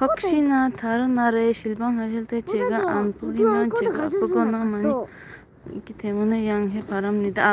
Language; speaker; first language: Korean; non-native, learner; Tajik